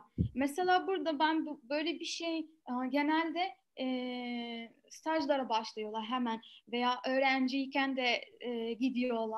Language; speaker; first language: Turkish; non-native, fluent; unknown